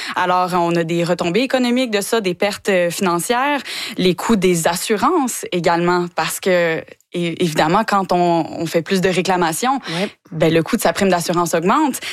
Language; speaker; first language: French; native; French